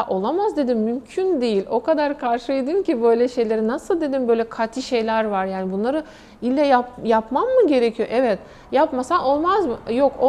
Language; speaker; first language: Turkish; non-native, fluent; Russian